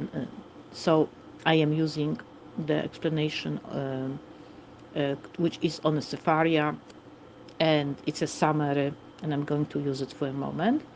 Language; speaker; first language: English; non-native, fluent; Polish